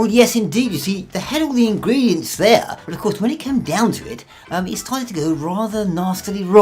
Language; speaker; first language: English; native; English